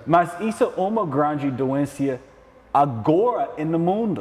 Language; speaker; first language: Portuguese; non-native, learner; English